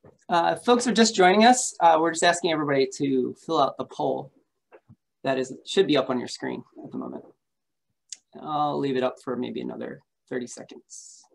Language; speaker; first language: English; native; English